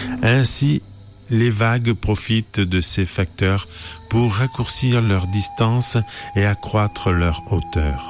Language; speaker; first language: French; native; French